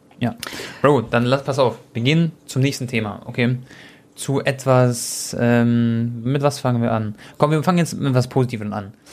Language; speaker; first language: German; early bilingual, other home language; Croatian